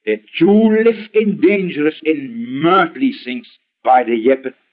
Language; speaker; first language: English; non-native, learner; Dutch